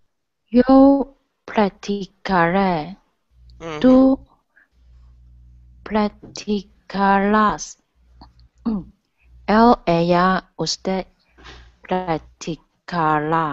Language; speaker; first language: Spanish; non-native, learner; English